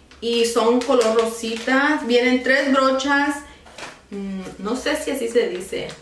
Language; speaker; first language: Spanish; early bilingual, other home language; English